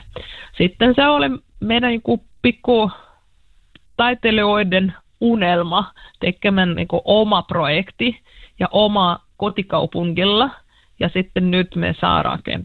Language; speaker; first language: Finnish; non-native, learner; Russian